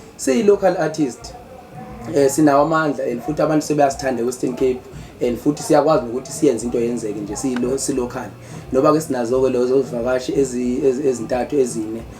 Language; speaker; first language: Zulu; native; Zulu